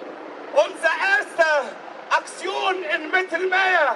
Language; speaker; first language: German; non-native, learner; Arabic